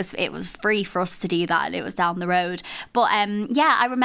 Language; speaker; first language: English; native; English